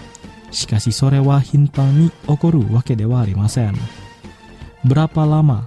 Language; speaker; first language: Japanese; non-native, fluent; Indonesian